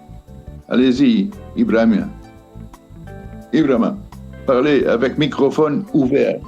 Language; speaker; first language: French; non-native, fluent; Dutch